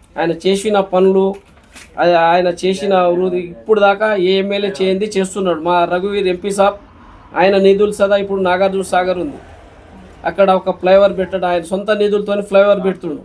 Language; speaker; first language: Telugu; non-native, local second language; Lambadi